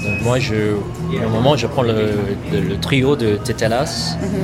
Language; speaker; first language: French; non-native, fluent; English